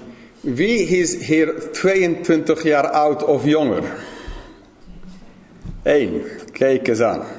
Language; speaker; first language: Dutch; non-native, fluent; English